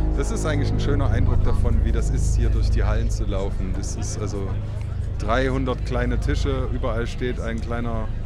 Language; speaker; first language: German; native; German